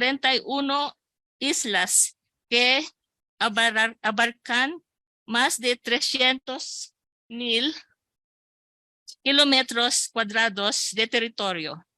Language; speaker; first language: Spanish; non-native, local second language; Filipino